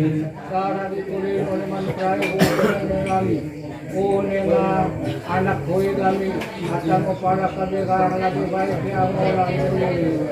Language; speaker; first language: Indonesian; non-native, local second language; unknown